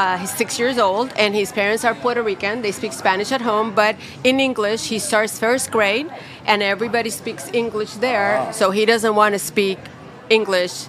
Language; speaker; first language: English; non-native, local second language; Spanish